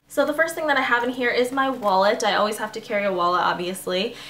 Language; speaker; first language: English; native; English